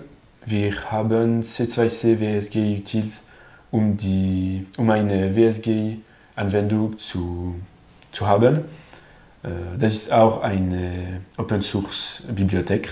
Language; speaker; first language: German; non-native, learner; French